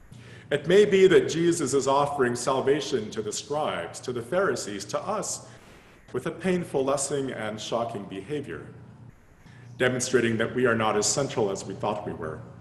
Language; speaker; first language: English; native; English